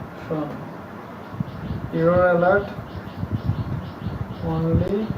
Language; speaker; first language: English; non-native, local second language; Bangla